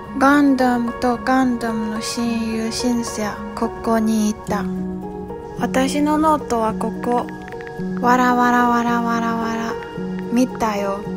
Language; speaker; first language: Japanese; non-native, learner; Chinese